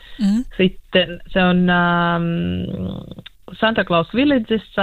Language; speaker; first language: Finnish; non-native, learner; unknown